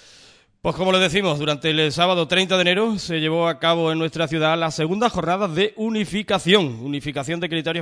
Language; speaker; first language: Spanish; native; Spanish